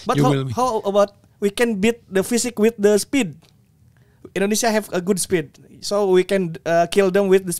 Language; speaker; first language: English; non-native, learner; Indonesian